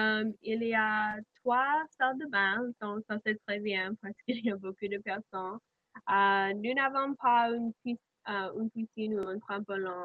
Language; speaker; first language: French; non-native, learner; English